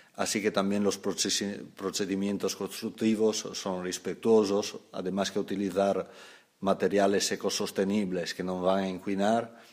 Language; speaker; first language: Spanish; non-native, fluent; Italian